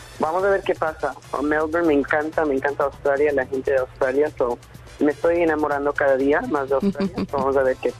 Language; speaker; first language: Spanish; early bilingual, heritage; Spanish